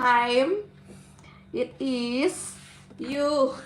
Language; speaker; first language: English; non-native, learner; Indonesian